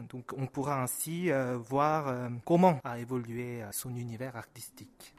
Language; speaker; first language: French; non-native, fluent; Korean